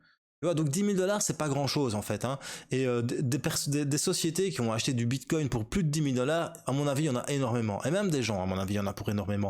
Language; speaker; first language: French; native; French